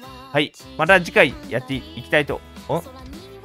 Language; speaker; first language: Japanese; native; Japanese